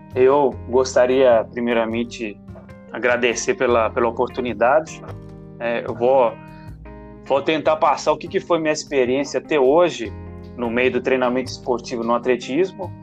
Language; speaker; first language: Portuguese; non-native, fluent; Italian